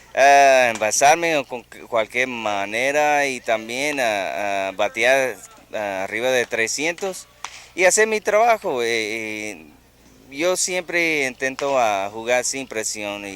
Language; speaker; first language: Spanish; non-native, fluent; English